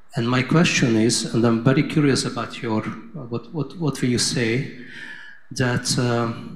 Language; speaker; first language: English; non-native, fluent; Hungarian